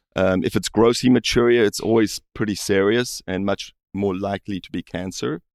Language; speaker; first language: English; native; English